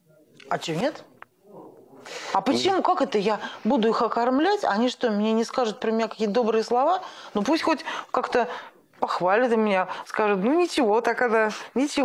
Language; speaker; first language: Russian; native; Russian